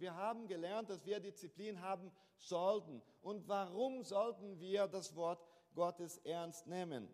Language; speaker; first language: German; non-native, fluent; Portuguese